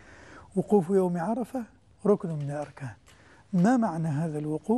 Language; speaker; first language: Arabic; native; Arabic